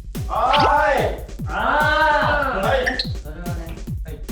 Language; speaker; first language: Japanese; native; Japanese